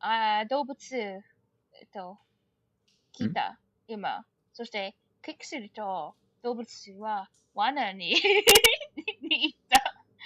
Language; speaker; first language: Japanese; non-native, learner; English